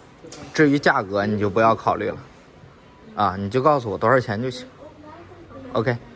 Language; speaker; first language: Chinese; native; Chinese